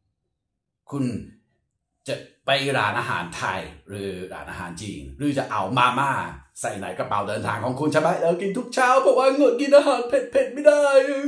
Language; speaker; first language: Thai; non-native, fluent; English